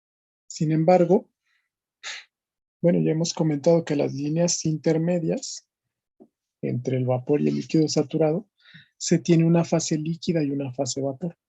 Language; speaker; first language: Spanish; native; Spanish